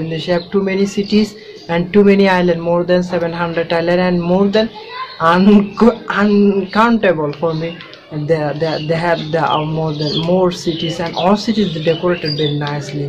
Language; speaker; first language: English; non-native, learner; Bangla